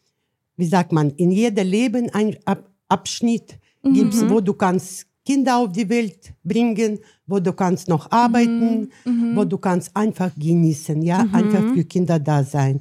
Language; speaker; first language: German; non-native, learner; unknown